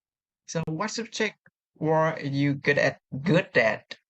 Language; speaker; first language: English; non-native, learner; Vietnamese